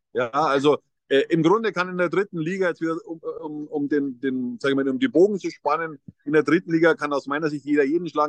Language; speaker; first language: German; native; German